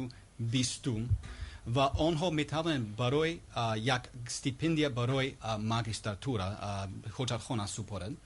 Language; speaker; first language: Persian; non-native, learner; English